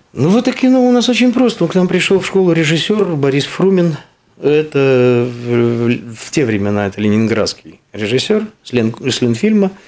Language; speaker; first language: Russian; native; Russian